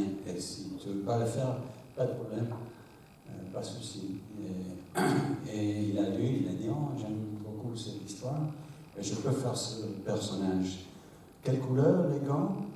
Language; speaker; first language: French; non-native, fluent; English